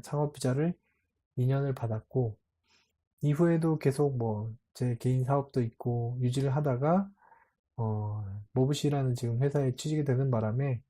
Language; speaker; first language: Korean; native; Korean